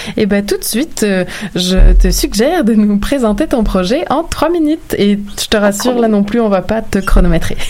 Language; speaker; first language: French; native; French